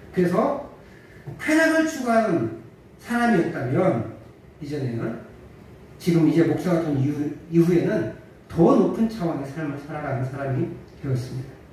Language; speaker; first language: Korean; native; Korean